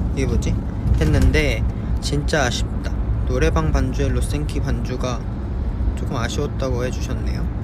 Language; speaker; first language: Korean; early bilingual, heritage; Korean